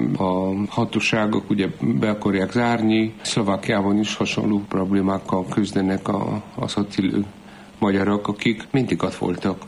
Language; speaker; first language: Hungarian; non-native, fluent; Polish